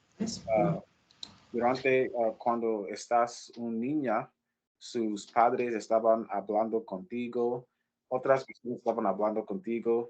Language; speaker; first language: Spanish; non-native, learner; English